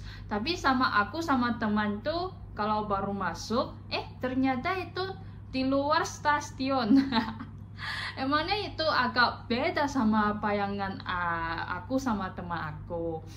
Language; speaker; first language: Indonesian; non-native, fluent; Chinese